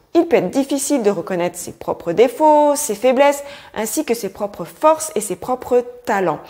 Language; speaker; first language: French; native; French